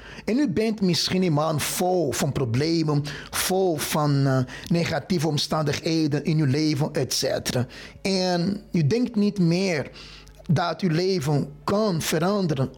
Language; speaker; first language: Dutch; non-native, fluent; Portuguese